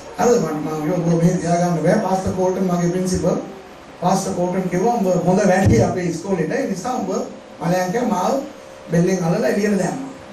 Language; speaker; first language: Sinhala; non-native, local second language; Tamil